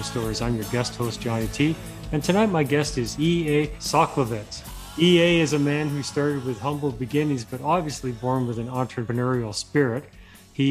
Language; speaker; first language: English; native; English